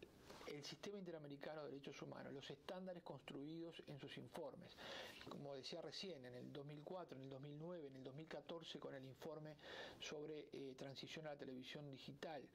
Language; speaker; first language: Spanish; native; Spanish